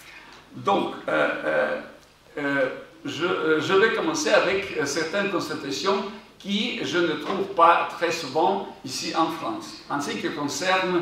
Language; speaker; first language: French; non-native, fluent; Ukrainian